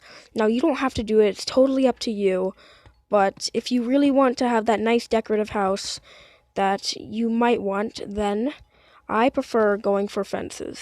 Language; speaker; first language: English; native; English